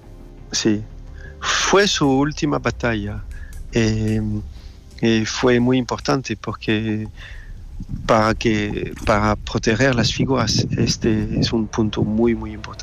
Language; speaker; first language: Spanish; non-native, fluent; French